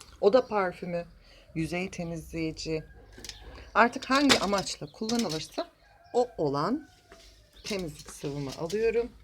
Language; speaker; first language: Turkish; native; Turkish